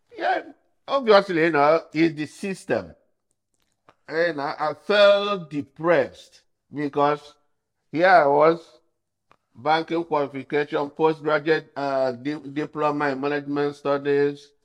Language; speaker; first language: English; non-native, local second language; Igbo